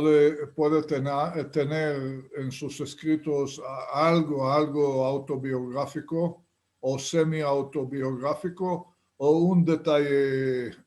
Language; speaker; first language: Spanish; non-native, fluent; Hebrew